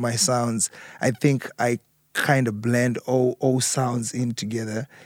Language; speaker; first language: English; non-native, local second language; Shona